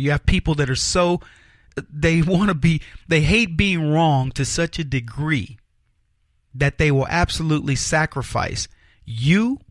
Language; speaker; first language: English; native; English